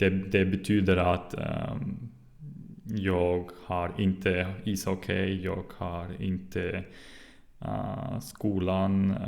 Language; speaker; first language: Swedish; non-native, learner; German